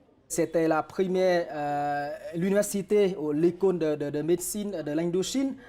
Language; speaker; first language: French; non-native, fluent; Vietnamese